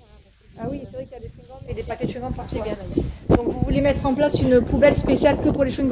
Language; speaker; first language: French; native; French